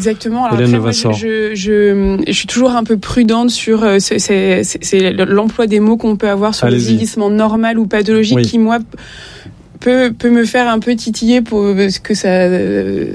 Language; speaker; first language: French; native; French